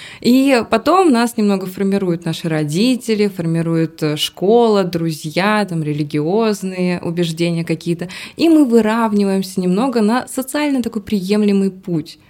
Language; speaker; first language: Russian; native; Russian